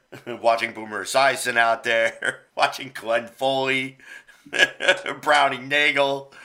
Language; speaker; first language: English; native; English